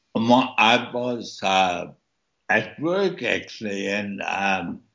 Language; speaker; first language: English; early bilingual, other home language; German